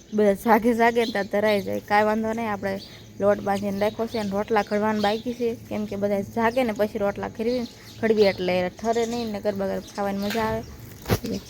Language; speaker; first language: Gujarati; native; Gujarati